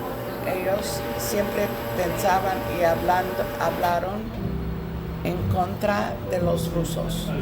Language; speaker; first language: Spanish; non-native, learner; English